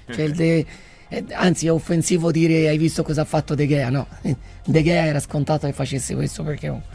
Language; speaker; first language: Italian; early bilingual, other home language; Arabic